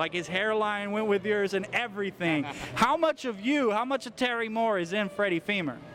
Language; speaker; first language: English; native; English